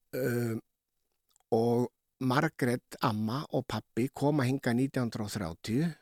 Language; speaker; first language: Icelandic; native; Icelandic